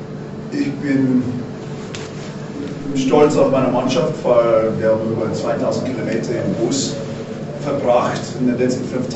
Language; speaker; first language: German; non-native, fluent; English